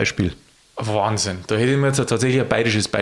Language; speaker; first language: German; native; German